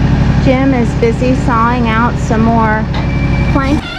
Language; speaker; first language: English; native; English